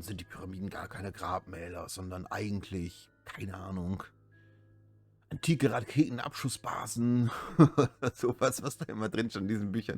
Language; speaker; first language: German; native; German